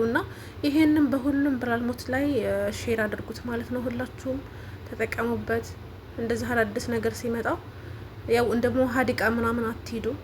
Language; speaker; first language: Amharic; native; Amharic